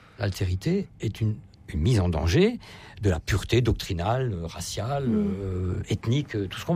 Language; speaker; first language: French; native; French